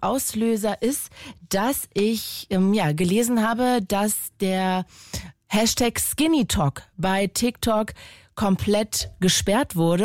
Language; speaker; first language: German; native; German